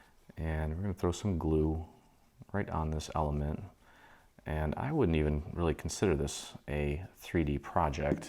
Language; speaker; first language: English; native; English